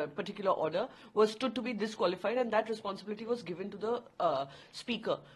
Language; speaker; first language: English; non-native, local second language; Hindi